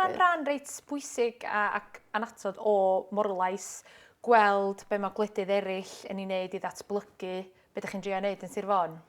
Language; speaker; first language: Welsh; native; Welsh